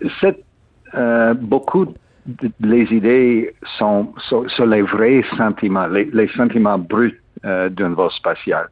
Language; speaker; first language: French; non-native, learner; English